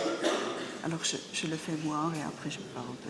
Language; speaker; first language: French; non-native, learner; German